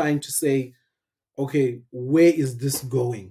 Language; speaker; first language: English; non-native, local second language; Shona